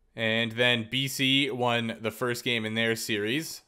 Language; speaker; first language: English; native; English